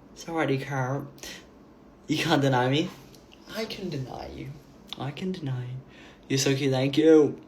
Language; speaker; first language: English; native; English